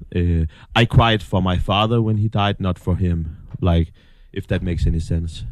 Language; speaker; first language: English; non-native, fluent; Danish